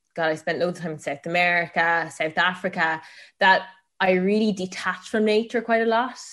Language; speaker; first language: English; native; English